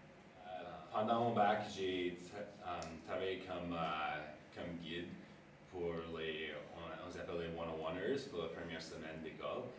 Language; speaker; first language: French; non-native, local second language; English